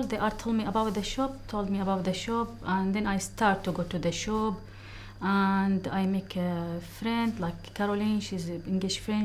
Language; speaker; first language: English; non-native, learner; Arabic